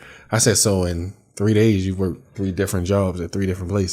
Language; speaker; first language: English; native; English